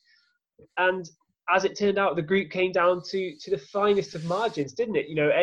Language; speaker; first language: English; native; English